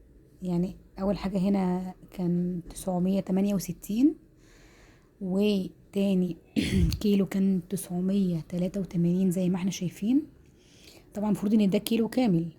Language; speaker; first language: Arabic; native; Arabic